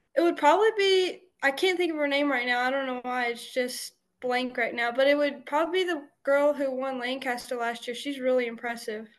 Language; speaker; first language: English; native; English